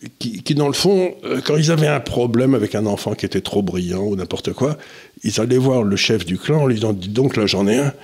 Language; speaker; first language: French; native; French